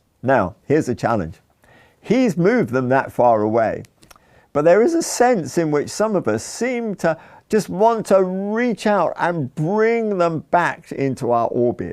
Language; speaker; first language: English; native; English